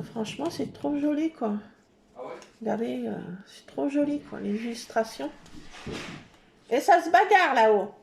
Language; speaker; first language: French; native; French